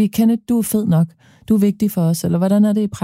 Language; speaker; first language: Danish; native; Danish